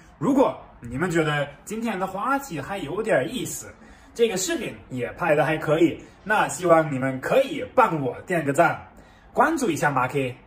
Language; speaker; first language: Chinese; non-native, fluent; German